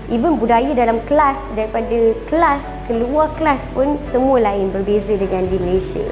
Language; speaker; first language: Malay; native; Malay